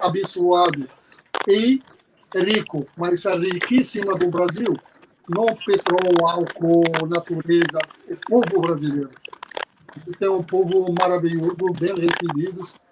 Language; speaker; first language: Portuguese; non-native, fluent; Arabic